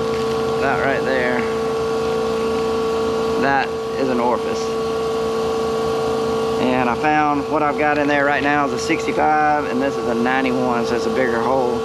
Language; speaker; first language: English; native; English